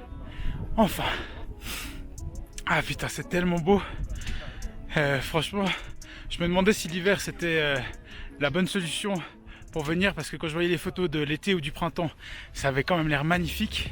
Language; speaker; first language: French; native; French